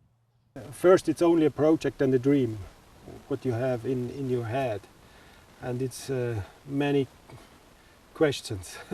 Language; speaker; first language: English; non-native, learner; Swiss German